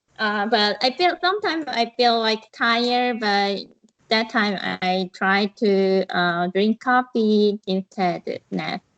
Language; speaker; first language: English; non-native, learner; Korean